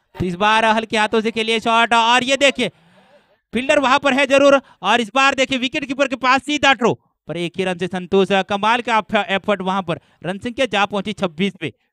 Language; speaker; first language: Hindi; non-native, local second language; Gujarati